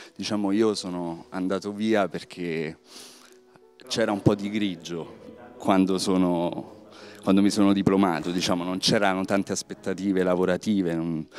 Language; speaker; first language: Italian; native; Italian